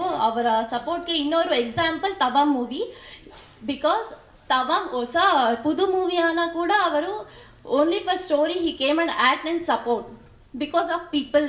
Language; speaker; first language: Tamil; non-native, learner; Kannada